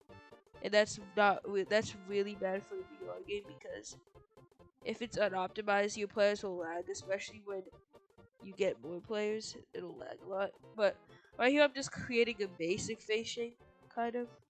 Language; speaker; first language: English; native; English